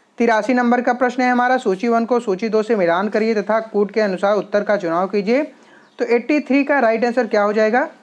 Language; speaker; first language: Hindi; native; Hindi